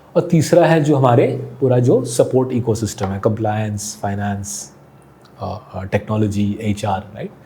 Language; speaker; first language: Hindi; non-native, local second language; Bangla